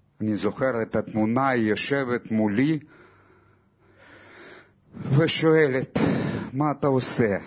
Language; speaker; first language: Hebrew; non-native, fluent; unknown